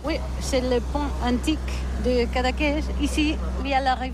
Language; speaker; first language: French; non-native, learner; Catalan